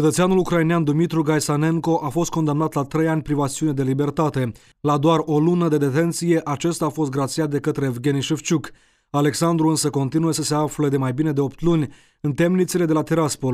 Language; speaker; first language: Romanian; native; Romanian